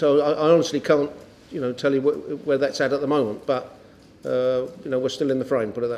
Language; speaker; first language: English; native; English